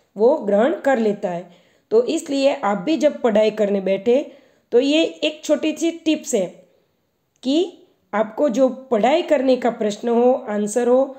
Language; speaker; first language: Hindi; non-native, local second language; Gujarati